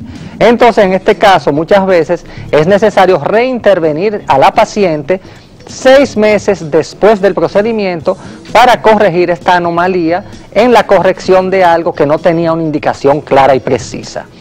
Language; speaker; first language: Spanish; native; Spanish